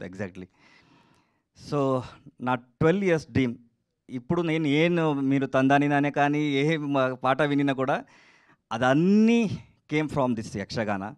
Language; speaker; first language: Telugu; non-native, learner; Kannada